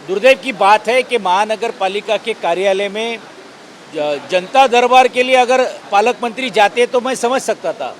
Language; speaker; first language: Hindi; non-native, local second language; Marathi